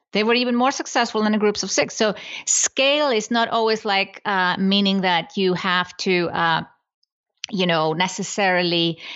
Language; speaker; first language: English; non-native, fluent; Icelandic